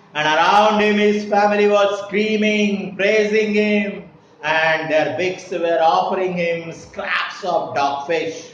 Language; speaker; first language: English; non-native, local second language; Marathi